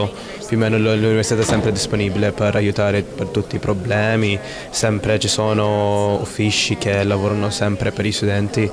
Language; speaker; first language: Italian; non-native, fluent; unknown